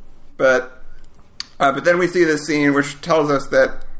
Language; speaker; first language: English; native; English